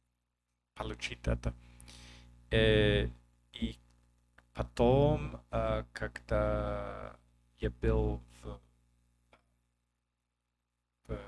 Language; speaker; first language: Russian; non-native, learner; English